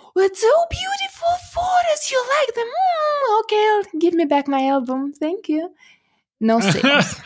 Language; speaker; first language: English; non-native, fluent; Russian